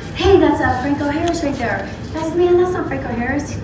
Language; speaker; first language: English; native; English